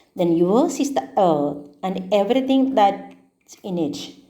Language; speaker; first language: English; non-native, local second language; Malayalam